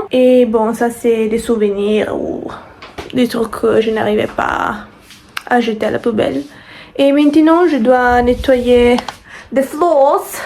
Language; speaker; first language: French; non-native, fluent; Italian